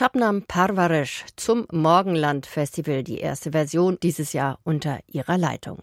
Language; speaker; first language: German; native; German